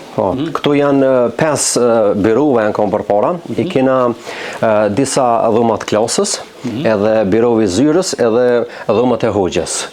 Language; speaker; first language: Albanian; native; Albanian